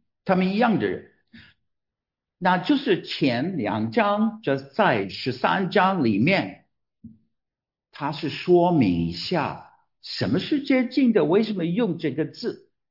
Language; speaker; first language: Chinese; non-native, fluent; English